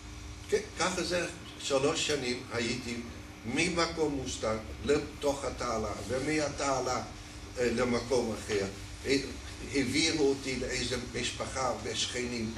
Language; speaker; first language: Hebrew; non-native, fluent; Dutch